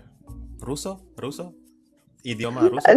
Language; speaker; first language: Spanish; non-native, learner; Indonesian